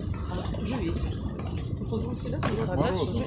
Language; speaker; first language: Russian; native; Russian